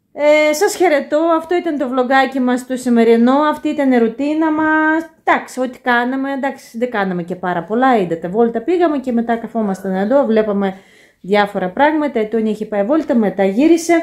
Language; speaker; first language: Greek; native; Greek